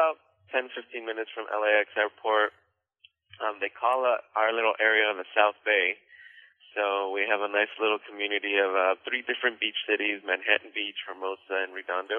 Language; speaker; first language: English; native; English